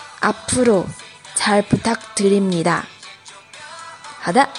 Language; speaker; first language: Korean; non-native, fluent; Chinese